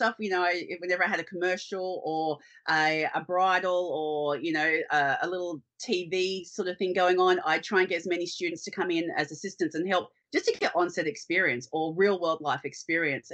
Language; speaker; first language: English; native; English